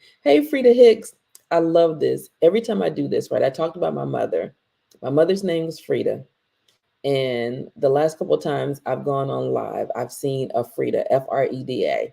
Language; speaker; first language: English; native; English